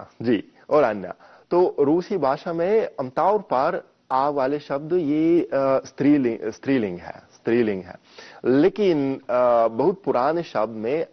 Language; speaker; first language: Hindi; non-native, fluent; Russian